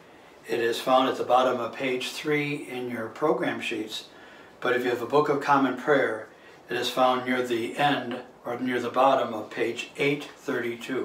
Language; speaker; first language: English; native; English